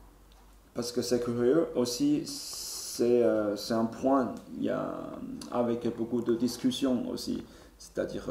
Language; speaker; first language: French; non-native, learner; Chinese